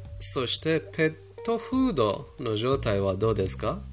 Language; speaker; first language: Japanese; non-native, fluent; Persian